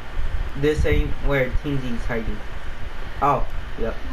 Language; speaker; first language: English; native; English